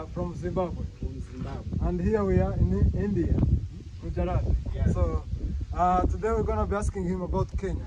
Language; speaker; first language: English; non-native, local second language; Kinyarwanda